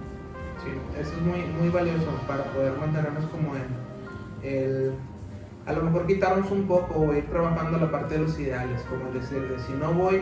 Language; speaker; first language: Spanish; native; Spanish